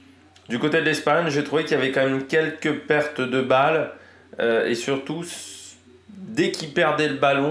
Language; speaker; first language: French; native; French